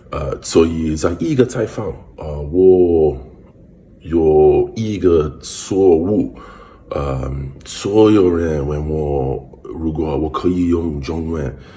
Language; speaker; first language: Chinese; non-native, learner; English